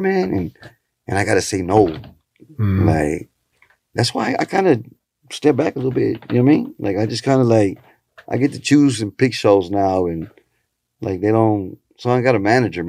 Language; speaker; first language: English; early bilingual, other home language; Spanish